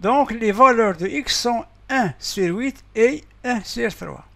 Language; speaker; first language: French; non-native, local second language; Arabic